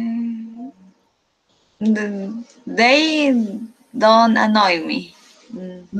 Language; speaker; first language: English; non-native, learner; Spanish